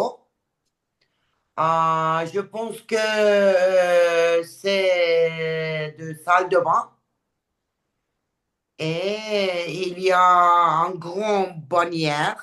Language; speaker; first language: French; non-native, learner; Turkish